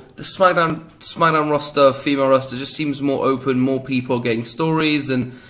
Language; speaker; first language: English; native; English